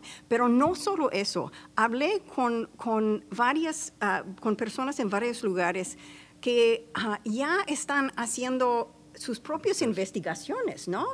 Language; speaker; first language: Spanish; non-native, fluent; English